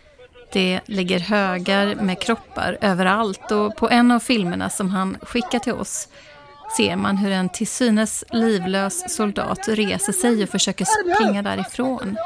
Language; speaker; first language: Swedish; native; Swedish